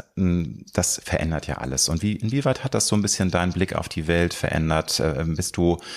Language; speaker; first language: German; native; German